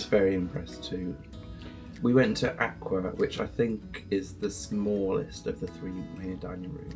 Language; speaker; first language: English; native; English